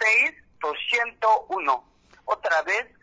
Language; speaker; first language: Spanish; non-native, learner; Korean